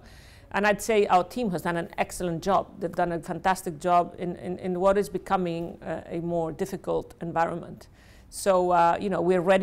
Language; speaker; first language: English; non-native, fluent; Spanish